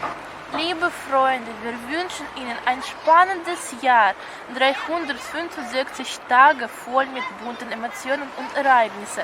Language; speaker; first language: German; non-native, fluent; Russian